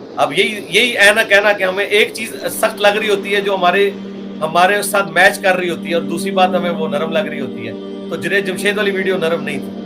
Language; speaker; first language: Urdu; native; Urdu